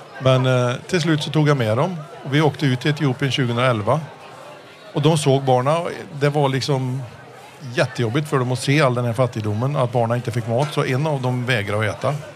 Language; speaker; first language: Swedish; early bilingual, heritage; Swedish